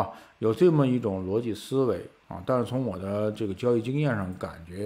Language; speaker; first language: Chinese; native; Chinese